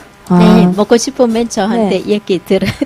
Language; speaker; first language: Korean; non-native, learner; Thai